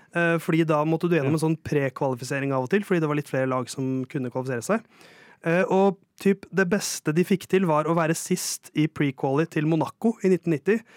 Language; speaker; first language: Norwegian; native; Norwegian